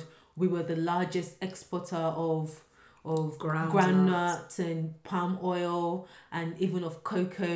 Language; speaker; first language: English; non-native, local second language; Yoruba